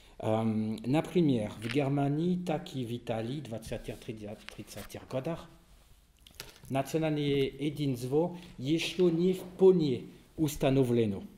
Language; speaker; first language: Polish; non-native, learner; French